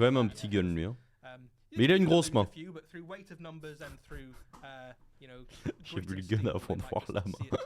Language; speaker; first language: French; native; French